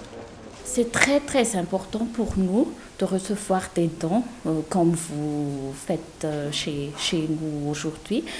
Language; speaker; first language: French; non-native, local second language; Malagasy